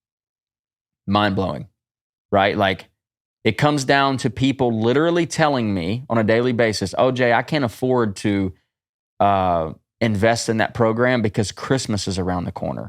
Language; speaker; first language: English; native; English